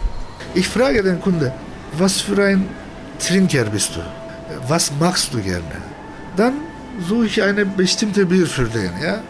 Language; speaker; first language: German; non-native, fluent; Turkish